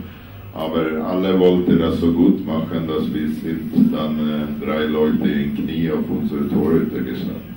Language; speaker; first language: German; non-native, fluent; Swedish